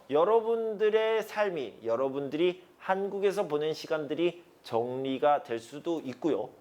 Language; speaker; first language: Korean; native; Korean